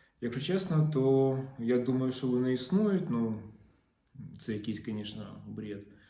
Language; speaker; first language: Ukrainian; non-native, local second language; Russian